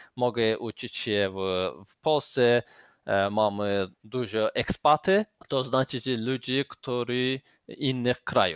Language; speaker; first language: Polish; non-native, learner; Azerbaijani